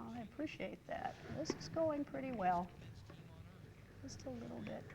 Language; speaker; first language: English; native; English